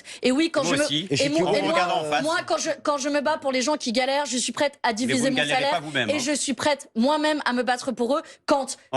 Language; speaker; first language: French; native; French